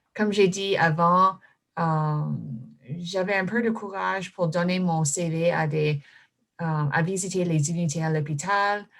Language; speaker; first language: French; non-native, fluent; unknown